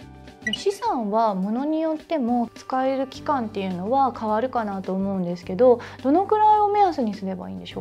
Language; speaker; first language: Japanese; native; Japanese